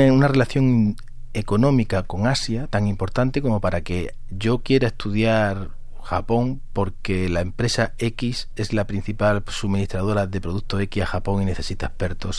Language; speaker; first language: Spanish; native; Spanish